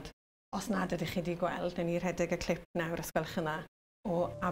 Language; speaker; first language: Welsh; native; Welsh